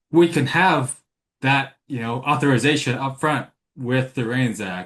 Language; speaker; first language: English; native; English